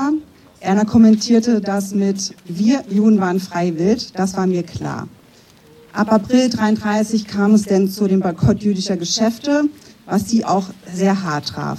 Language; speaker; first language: German; native; German